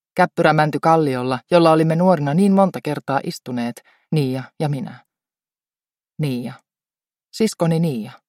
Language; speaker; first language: Finnish; native; Finnish